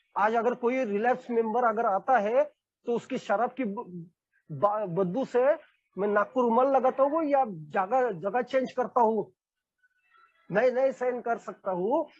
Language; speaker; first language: Hindi; non-native, local second language; Marathi